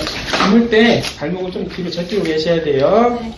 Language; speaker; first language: Korean; native; Korean